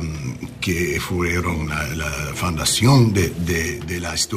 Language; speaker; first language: Spanish; non-native, learner; English